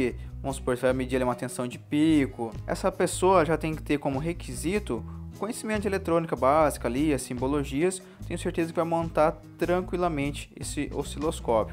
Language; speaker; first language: Portuguese; native; Portuguese